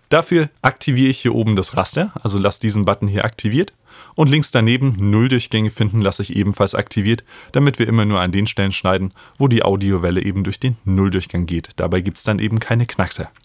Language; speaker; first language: German; native; German